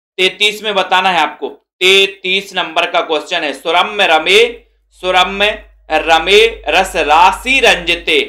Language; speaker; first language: Hindi; native; Hindi